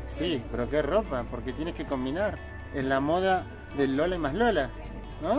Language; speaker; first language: Spanish; native; Spanish